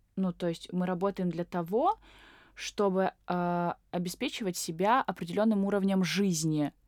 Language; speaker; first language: Russian; native; Russian